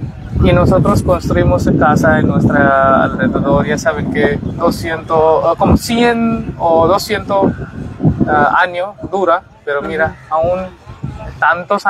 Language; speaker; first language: Spanish; non-native, learner; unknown